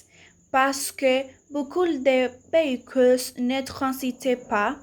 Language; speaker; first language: French; non-native, learner; Spanish